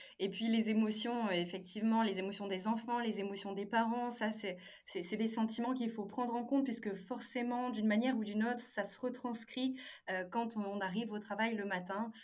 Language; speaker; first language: French; native; French